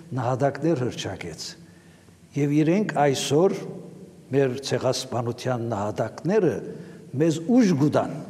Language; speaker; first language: Armenian; native; Armenian